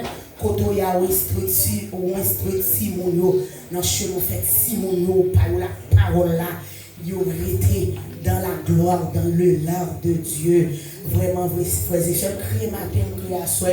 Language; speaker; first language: French; non-native, local second language; Haitian Creole